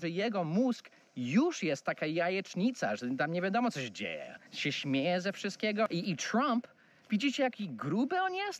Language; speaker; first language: Polish; non-native, fluent; English